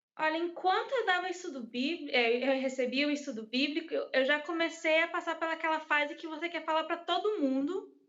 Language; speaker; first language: Portuguese; early bilingual, heritage; English